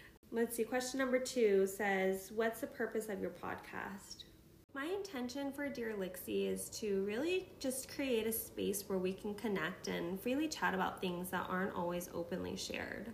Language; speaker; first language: English; native; English